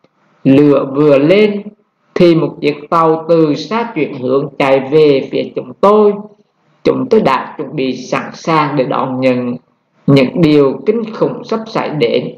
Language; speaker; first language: Vietnamese; native; Vietnamese